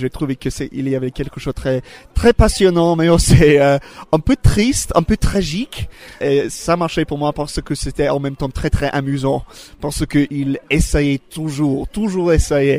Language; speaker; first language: French; non-native, fluent; English